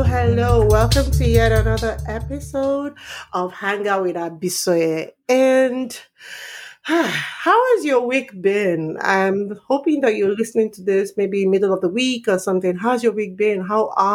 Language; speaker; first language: English; non-native, local second language; Yoruba